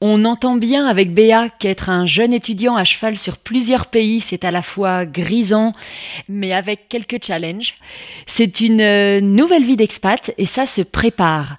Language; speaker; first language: French; native; French